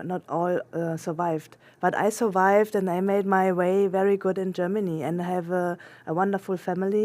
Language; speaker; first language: English; non-native, local second language; German